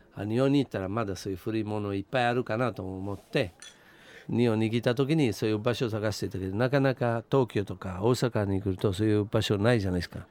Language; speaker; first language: Japanese; non-native, fluent; Italian